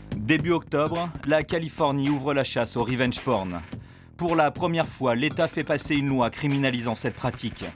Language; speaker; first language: French; native; French